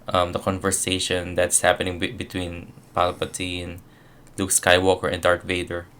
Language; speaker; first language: English; non-native, local second language; Filipino